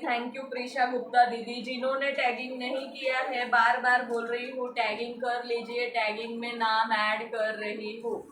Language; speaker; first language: Hindi; non-native, local second language; Marathi